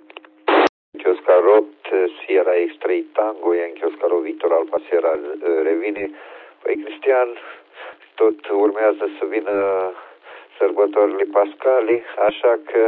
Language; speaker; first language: Romanian; native; Romanian